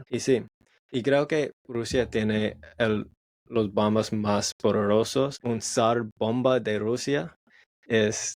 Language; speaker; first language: Spanish; non-native, learner; English